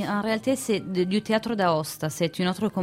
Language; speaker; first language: French; non-native, fluent; Italian